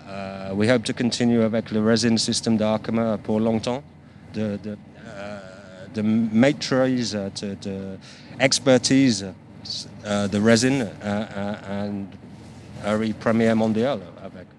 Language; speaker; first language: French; non-native, learner; English